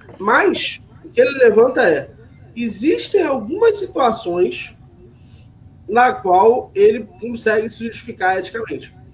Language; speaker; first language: Portuguese; native; Portuguese